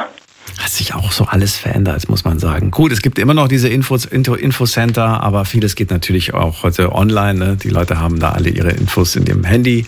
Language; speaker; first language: German; native; German